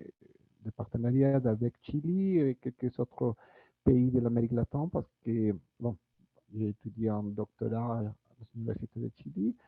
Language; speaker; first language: French; non-native, fluent; Spanish